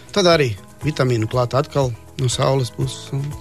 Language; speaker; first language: Latvian; non-native, fluent; Croatian